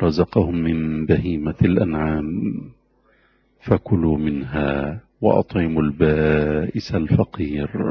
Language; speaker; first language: Arabic; native; Arabic